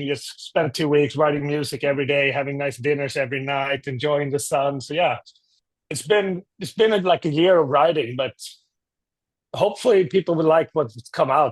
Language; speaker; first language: English; non-native, fluent; Swedish